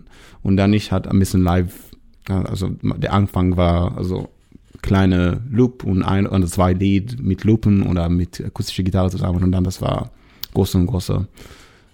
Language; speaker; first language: German; non-native, learner; Hebrew